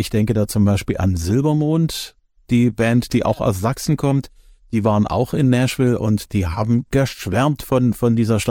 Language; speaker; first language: German; native; German